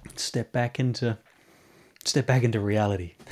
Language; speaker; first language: English; native; English